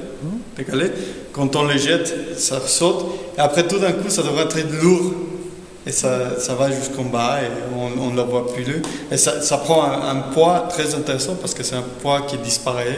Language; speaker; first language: French; non-native, fluent; Spanish